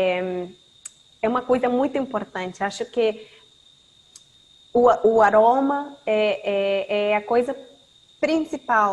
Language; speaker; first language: Portuguese; non-native, fluent; Spanish